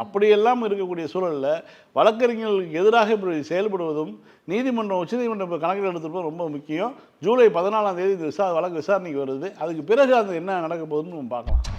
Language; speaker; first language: Tamil; native; Tamil